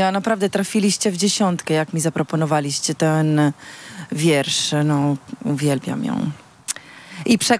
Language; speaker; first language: Polish; non-native, fluent; Italian